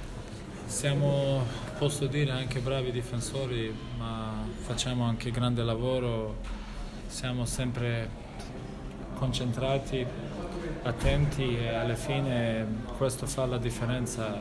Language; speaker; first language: Italian; non-native, fluent; Bosnian